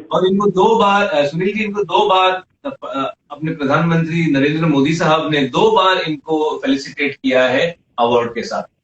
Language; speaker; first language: Hindi; native; Hindi